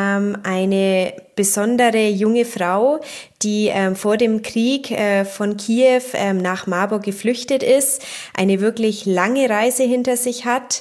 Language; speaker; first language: German; native; German